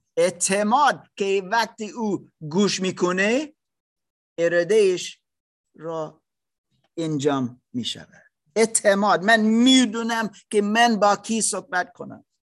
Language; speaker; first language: Persian; non-native, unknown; German